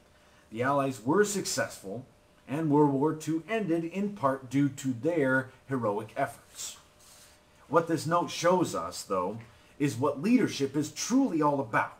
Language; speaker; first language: English; native; English